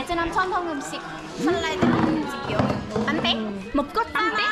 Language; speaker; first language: Korean; non-native, fluent; Vietnamese